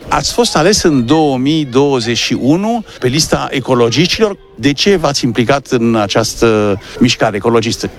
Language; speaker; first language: Romanian; native; Romanian